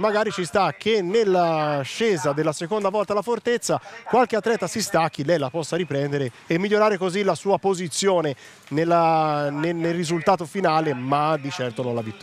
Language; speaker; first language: Italian; native; Italian